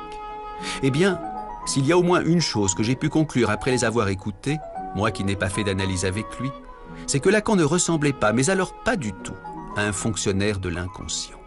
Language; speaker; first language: French; native; French